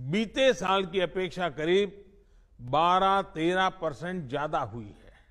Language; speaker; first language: Hindi; non-native, local second language; Gujarati